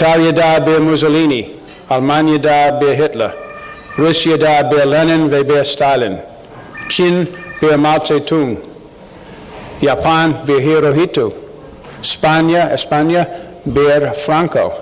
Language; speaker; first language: Turkish; non-native, learner; English